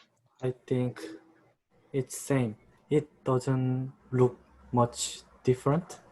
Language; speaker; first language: English; non-native, learner; Korean